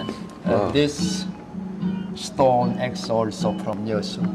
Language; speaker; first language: English; non-native, learner; Korean